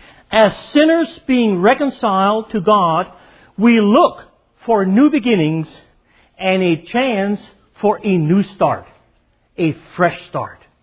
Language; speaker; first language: English; native; English